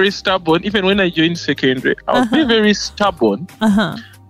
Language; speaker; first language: English; non-native, local second language; Ganda